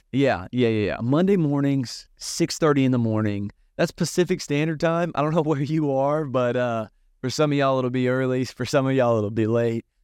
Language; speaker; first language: English; native; English